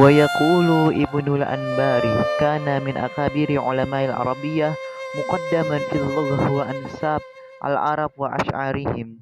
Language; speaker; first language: Arabic; non-native, learner; Indonesian